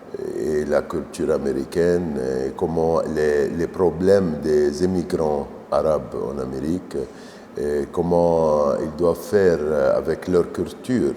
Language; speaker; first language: French; non-native, fluent; Arabic